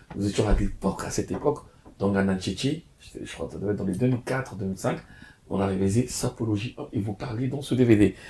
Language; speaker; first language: French; non-native, local second language; Lingala